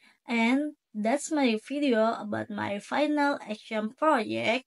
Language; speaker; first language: English; non-native, learner; Indonesian